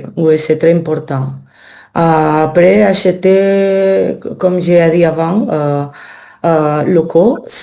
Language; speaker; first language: French; non-native, learner; Spanish